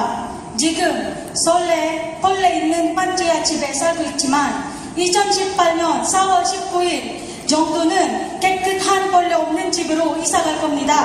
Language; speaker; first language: Korean; non-native, learner; Filipino